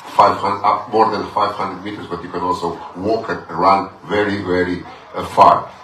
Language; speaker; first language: English; non-native, fluent; Slovenian